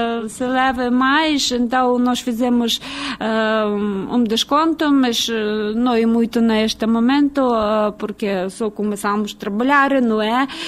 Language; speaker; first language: Portuguese; non-native, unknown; Ukrainian